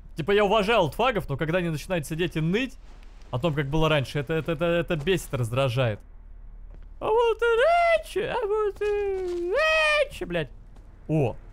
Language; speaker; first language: Russian; native; Russian